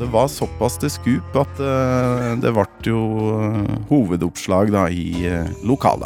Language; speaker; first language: Norwegian; native; Norwegian